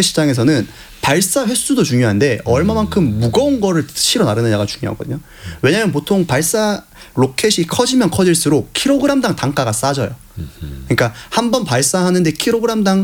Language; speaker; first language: Korean; native; Korean